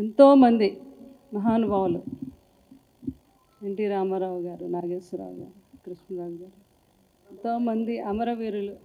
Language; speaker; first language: Telugu; native; Telugu